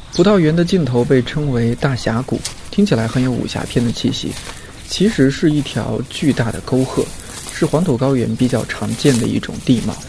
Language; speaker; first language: Chinese; native; Chinese